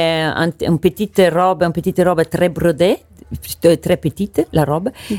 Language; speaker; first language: French; non-native, learner; Italian